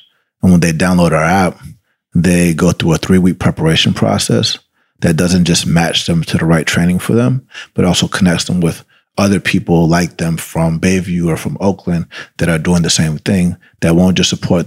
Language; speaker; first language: English; early bilingual, other home language; Spanish